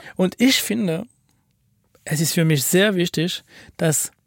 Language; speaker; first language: German; non-native, fluent; French